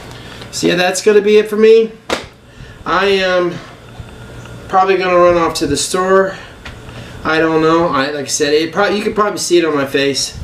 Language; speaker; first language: English; native; English